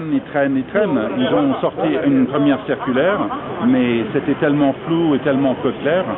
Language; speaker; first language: French; non-native, fluent; English